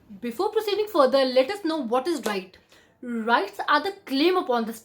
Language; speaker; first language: English; non-native, local second language; Hindi